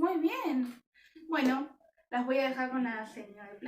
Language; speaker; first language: Spanish; native; Spanish